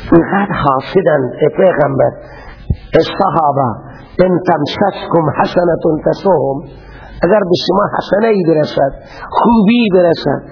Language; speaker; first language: Persian; native; Persian